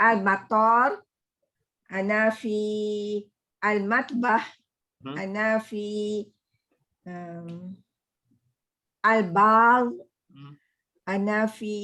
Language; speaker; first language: Arabic; non-native, learner; Malay